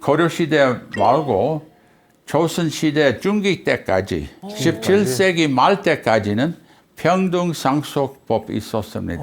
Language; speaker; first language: Korean; non-native, fluent; English